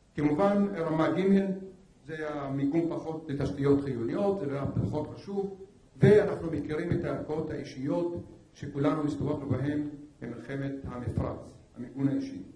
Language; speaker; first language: Hebrew; non-native, local second language; Arabic